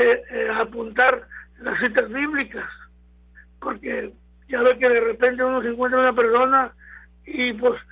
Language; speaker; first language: Spanish; native; Spanish